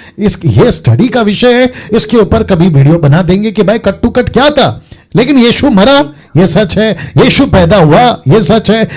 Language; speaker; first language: Hindi; native; Hindi